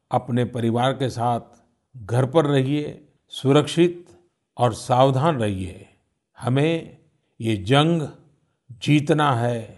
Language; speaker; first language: Hindi; non-native, local second language; Gujarati